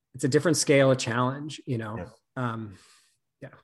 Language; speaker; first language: English; native; English